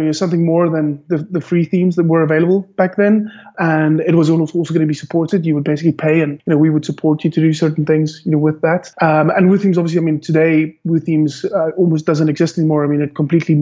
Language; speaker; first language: English; native; English